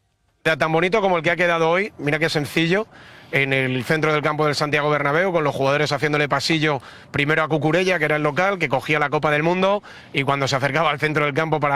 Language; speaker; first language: Spanish; native; Spanish